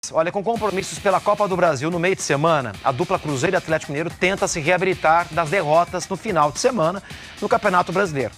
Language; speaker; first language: Portuguese; native; Portuguese